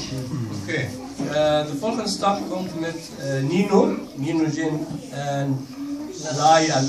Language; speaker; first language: Dutch; non-native, fluent; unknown